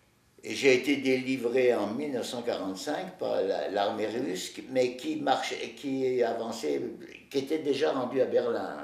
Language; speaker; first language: French; native; French